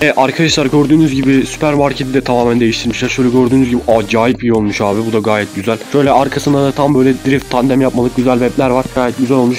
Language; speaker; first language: Turkish; native; Turkish